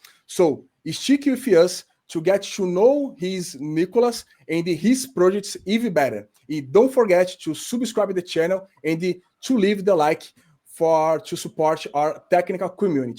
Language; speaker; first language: English; non-native, learner; Portuguese